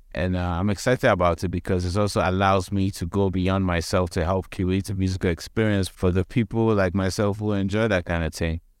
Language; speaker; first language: English; non-native, local second language; Akan